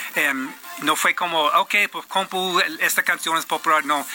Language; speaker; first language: Spanish; non-native, fluent; English